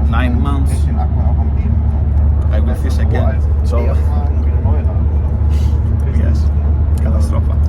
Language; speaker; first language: English; non-native, learner; Greek